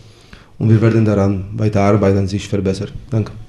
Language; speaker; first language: German; non-native, fluent; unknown